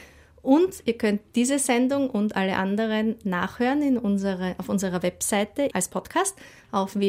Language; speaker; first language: German; native; German